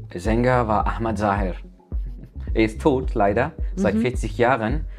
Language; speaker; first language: German; non-native, learner; Persian